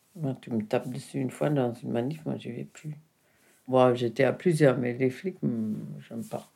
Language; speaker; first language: French; non-native, fluent; German